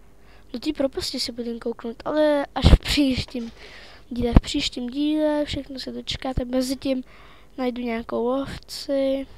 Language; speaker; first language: Czech; native; Czech